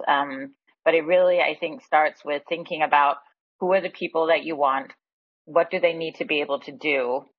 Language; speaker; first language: English; non-native, fluent; Danish